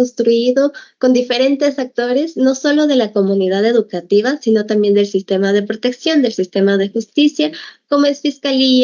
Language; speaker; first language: Spanish; native; Spanish